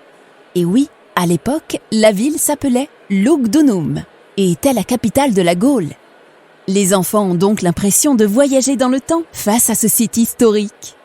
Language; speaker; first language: French; native; French